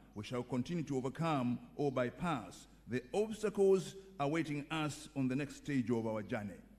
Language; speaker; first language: English; non-native, local second language; Swahili